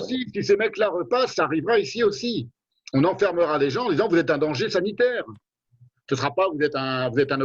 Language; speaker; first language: French; native; French